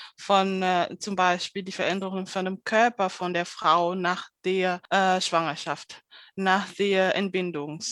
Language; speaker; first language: German; non-native, fluent; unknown